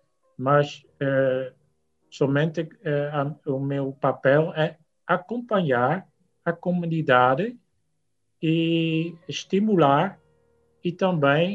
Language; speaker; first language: Portuguese; non-native, fluent; Dutch